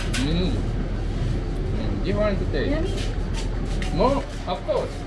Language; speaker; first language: English; non-native, learner; Japanese